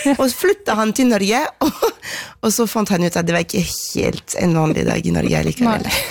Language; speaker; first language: Norwegian; non-native, fluent; French